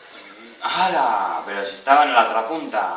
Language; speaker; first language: Spanish; native; Spanish